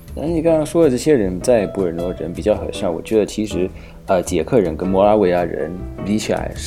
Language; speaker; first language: Chinese; non-native, fluent; Hungarian